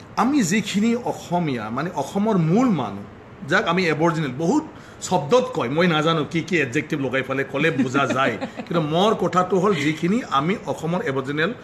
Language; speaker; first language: Assamese; non-native, local second language; Bodo